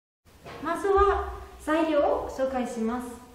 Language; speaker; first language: Japanese; non-native, fluent; German